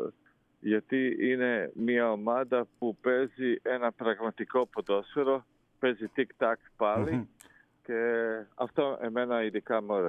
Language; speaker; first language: Greek; non-native, fluent; Croatian